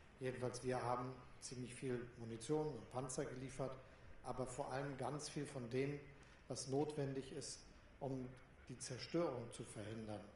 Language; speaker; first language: German; native; German